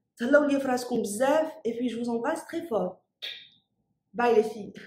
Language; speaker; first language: French; non-native, local second language; Arabic